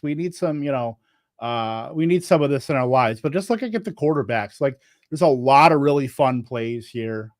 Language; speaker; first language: English; native; English